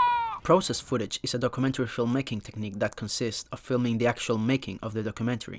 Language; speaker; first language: English; non-native, fluent; Spanish